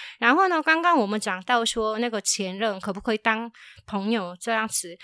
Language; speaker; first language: Chinese; non-native, fluent; Korean